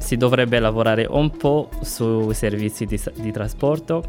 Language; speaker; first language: Italian; non-native, fluent; Arabic